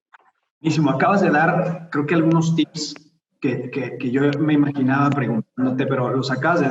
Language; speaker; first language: Spanish; native; Spanish